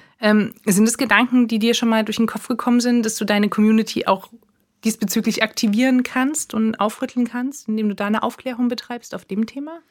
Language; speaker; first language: German; native; German